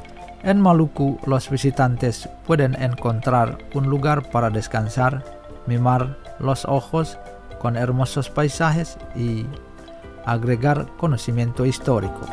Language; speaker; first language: Spanish; non-native, fluent; Indonesian